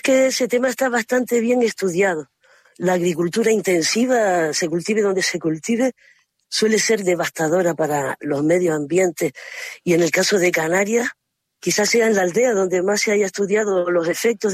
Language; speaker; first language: Spanish; native; Spanish